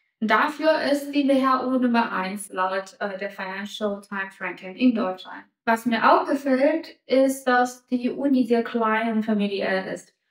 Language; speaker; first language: German; non-native, fluent; Chinese